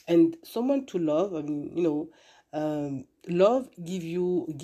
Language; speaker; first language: English; non-native, fluent; French